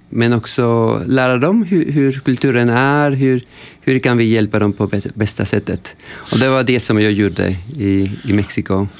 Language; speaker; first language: Swedish; non-native, fluent; Spanish